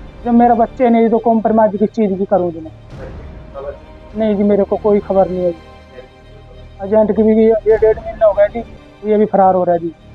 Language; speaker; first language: Hindi; native; Hindi